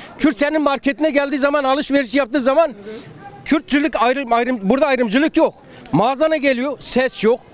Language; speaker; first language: Turkish; non-native, local second language; Kurdish